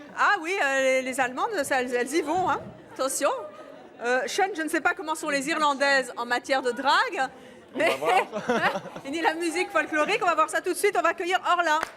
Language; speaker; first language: French; native; French